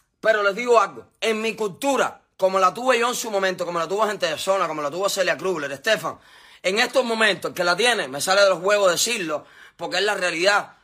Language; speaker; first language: Spanish; native; Spanish